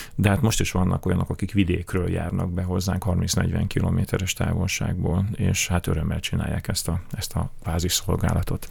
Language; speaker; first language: Hungarian; native; Hungarian